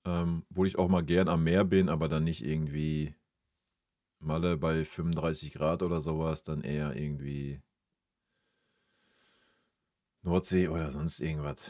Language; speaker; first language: German; native; German